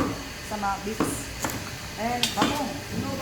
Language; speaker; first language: Filipino; non-native, learner; Korean